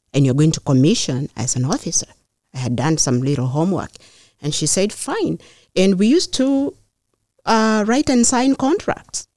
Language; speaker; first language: English; non-native, local second language; Kikuyu